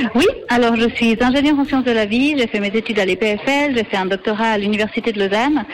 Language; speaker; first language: French; early bilingual, other home language; Spanish